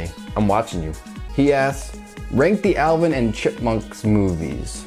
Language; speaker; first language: English; native; English